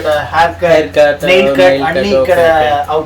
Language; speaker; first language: Telugu; non-native, learner; Tamil